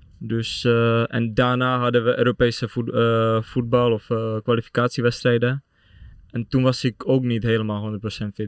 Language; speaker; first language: Dutch; non-native, fluent; Czech